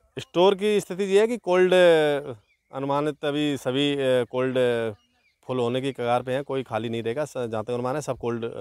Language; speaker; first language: Hindi; native; Hindi